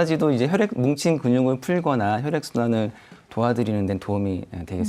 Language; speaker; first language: Korean; native; Korean